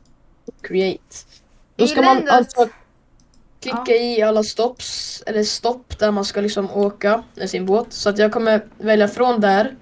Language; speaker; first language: Swedish; native; Swedish